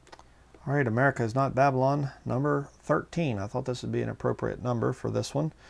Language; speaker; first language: English; native; English